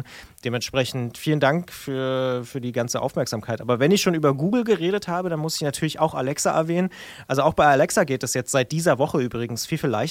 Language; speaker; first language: German; native; German